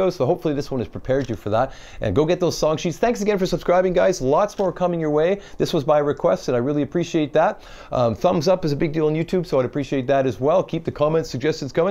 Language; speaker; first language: English; native; English